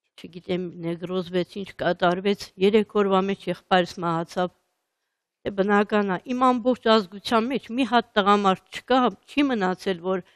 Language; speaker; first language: Armenian; native; Armenian